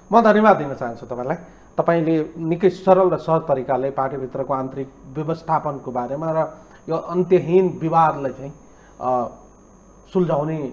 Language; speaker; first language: Nepali; native; Nepali